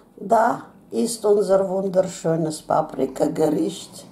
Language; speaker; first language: German; non-native, fluent; Russian